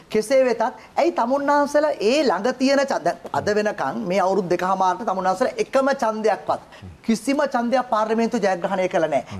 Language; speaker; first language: Sinhala; native; Sinhala